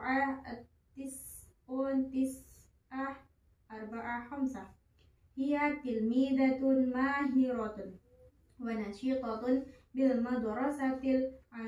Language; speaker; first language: Arabic; non-native, learner; Indonesian